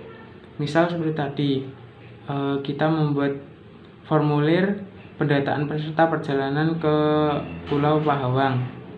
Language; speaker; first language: Indonesian; native; Indonesian